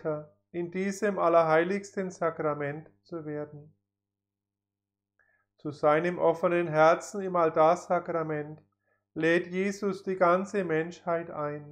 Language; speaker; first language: German; native; German